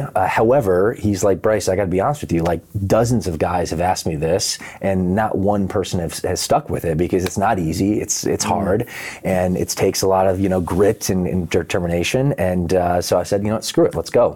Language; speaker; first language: English; native; English